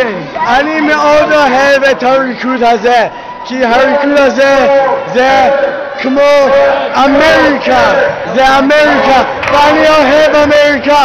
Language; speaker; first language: Hebrew; non-native, learner; English